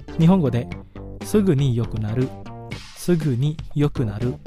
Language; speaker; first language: Japanese; non-native, fluent; Indonesian